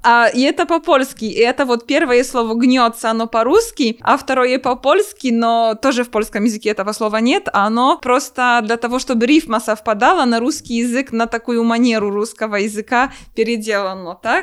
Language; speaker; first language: Russian; non-native, fluent; Polish